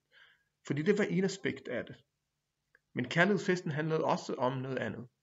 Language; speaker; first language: Danish; non-native, fluent; Hebrew